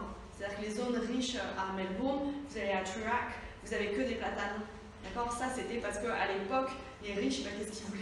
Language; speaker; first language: French; native; French